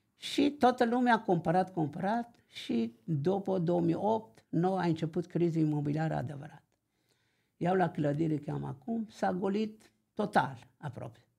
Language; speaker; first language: Romanian; non-native, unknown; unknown